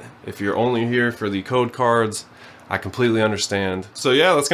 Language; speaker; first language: English; native; English